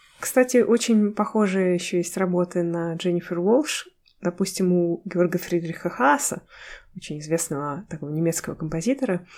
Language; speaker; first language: Russian; native; Russian